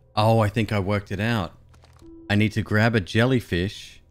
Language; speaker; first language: English; native; English